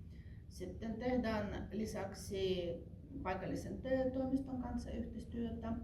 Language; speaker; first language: Finnish; non-native, fluent; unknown